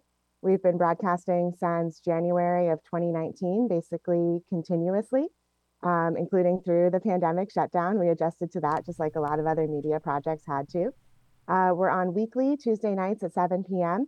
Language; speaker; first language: English; native; English